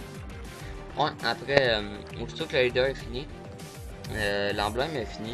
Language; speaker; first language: French; native; French